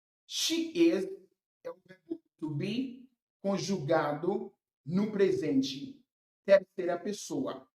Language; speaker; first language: Portuguese; non-native, fluent; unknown